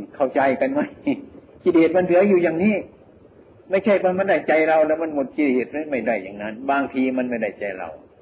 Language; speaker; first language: Thai; non-native, local second language; Northeastern Thai